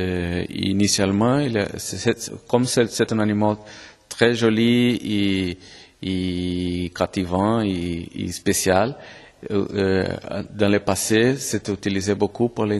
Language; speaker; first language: French; non-native, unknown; Portuguese